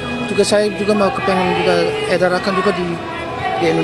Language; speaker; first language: Indonesian; early bilingual, heritage; Dutch